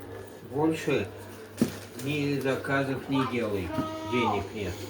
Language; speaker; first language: Russian; native; Russian